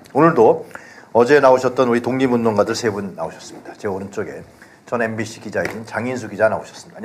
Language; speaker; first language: Korean; native; Korean